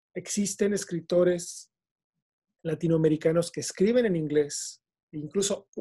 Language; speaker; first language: Spanish; native; Spanish